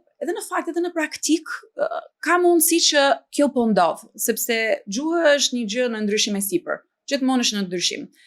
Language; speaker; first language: Albanian; non-native, fluent; English